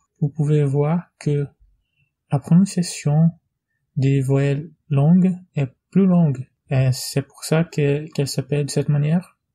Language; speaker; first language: French; non-native, fluent; Portuguese